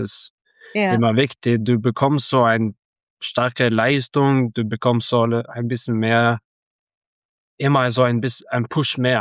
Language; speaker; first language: German; non-native, learner; Norwegian